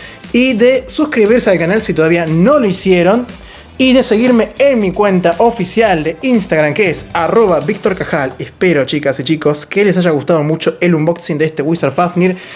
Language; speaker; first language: Spanish; native; Spanish